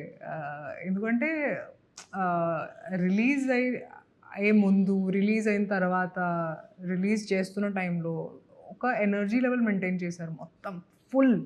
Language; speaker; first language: Telugu; non-native, fluent; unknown